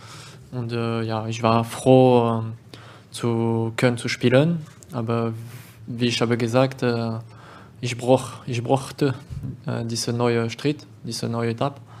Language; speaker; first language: German; non-native, learner; French